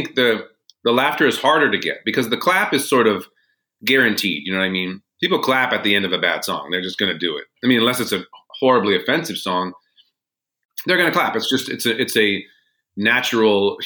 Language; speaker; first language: English; native; English